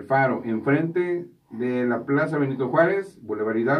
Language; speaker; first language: Spanish; native; Spanish